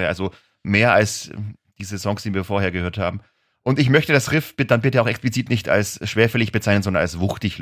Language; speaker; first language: German; native; German